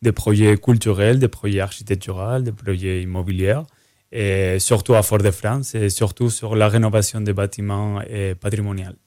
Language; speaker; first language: French; non-native, fluent; Spanish